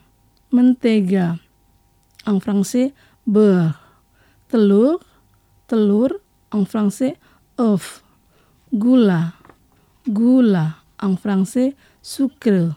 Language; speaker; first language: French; non-native, local second language; Indonesian